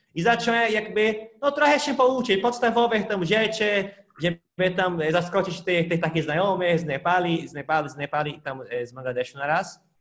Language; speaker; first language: Polish; non-native, fluent; Portuguese